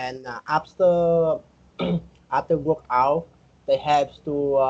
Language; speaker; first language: English; non-native, learner; Vietnamese